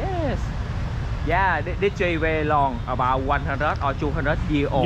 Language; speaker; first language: English; non-native, learner; Vietnamese